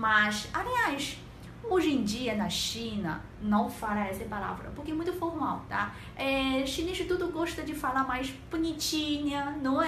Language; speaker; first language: Portuguese; non-native, learner; Chinese